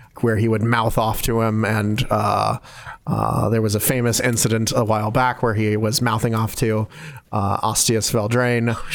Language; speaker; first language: English; native; English